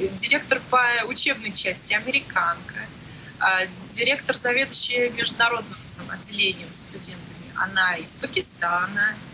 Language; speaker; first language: Russian; native; Russian